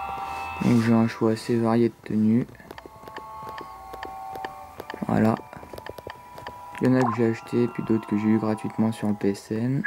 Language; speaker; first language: French; native; French